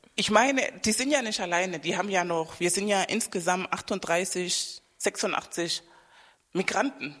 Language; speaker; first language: German; non-native, fluent; Spanish